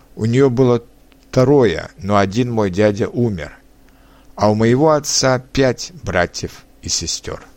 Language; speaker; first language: Russian; non-native, fluent; Czech